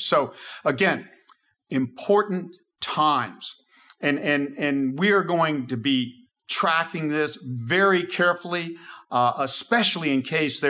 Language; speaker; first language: English; native; English